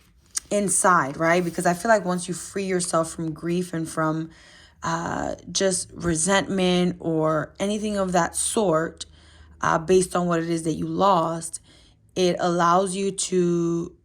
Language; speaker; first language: English; native; English